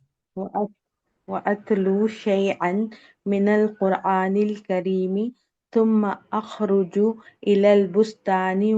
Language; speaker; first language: Arabic; non-native, learner; Urdu